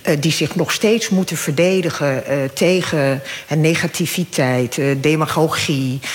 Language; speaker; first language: Dutch; early bilingual, other home language; Arabic